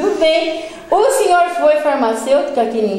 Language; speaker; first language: Portuguese; native; Portuguese